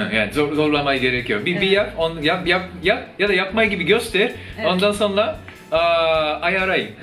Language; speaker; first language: Turkish; non-native, fluent; Japanese